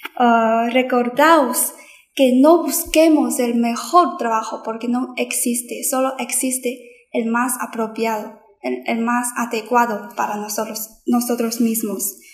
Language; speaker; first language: Spanish; non-native, fluent; Chinese